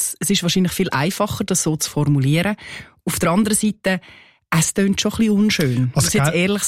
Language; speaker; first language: German; native; German